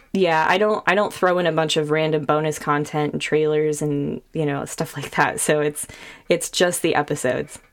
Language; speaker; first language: English; native; English